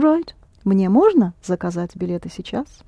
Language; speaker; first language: Russian; non-native, fluent; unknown